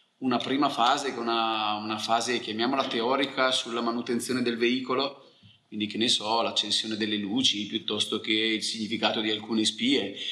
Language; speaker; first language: Italian; native; Italian